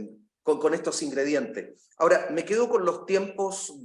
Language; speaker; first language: Spanish; native; Spanish